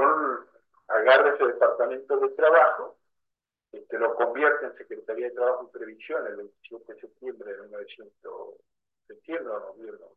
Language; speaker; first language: Spanish; native; Spanish